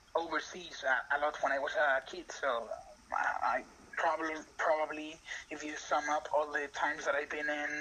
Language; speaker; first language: English; non-native, fluent; Spanish